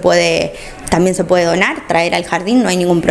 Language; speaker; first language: Spanish; native; Spanish